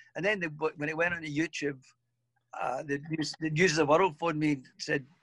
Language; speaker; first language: English; native; English